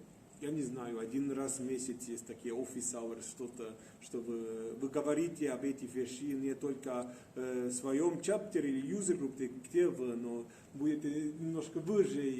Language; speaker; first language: Russian; non-native, fluent; Estonian